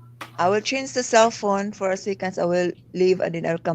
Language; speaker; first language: English; non-native, local second language; Filipino